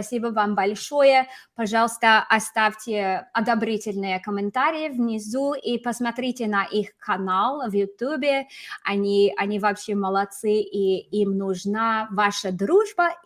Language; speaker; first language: Russian; non-native, fluent; English